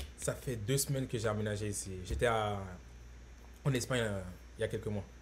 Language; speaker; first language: French; native; French